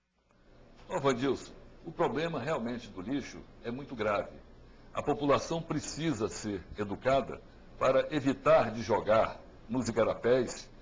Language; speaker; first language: Portuguese; native; Portuguese